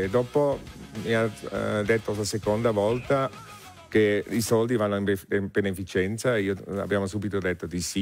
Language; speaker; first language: Italian; non-native, learner; German